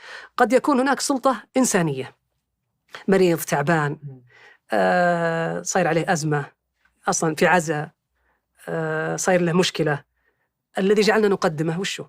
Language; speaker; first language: Arabic; native; Arabic